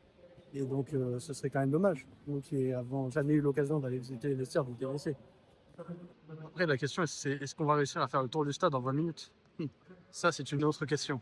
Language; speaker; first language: French; native; French